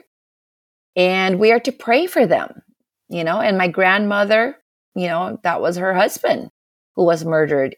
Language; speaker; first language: English; non-native, local second language; Filipino